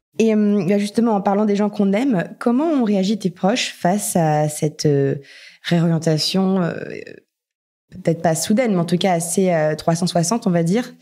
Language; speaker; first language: French; native; French